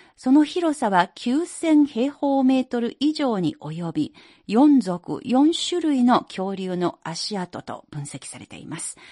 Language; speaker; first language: Japanese; non-native, fluent; Chinese